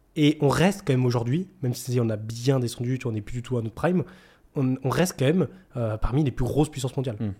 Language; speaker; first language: French; native; French